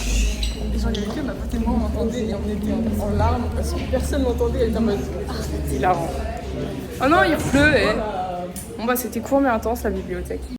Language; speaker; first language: French; native; French